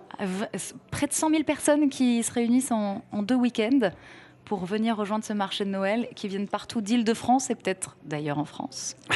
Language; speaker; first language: French; native; French